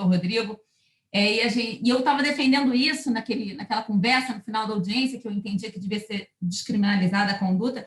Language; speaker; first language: Portuguese; native; Portuguese